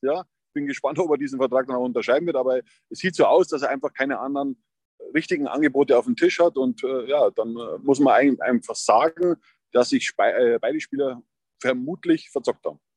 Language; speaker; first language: German; native; German